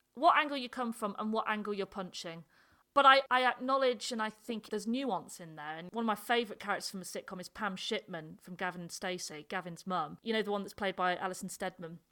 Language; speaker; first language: English; native; English